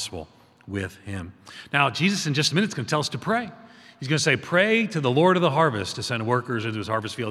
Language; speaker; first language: English; native; English